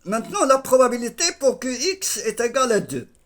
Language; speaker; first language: French; non-native, local second language; Arabic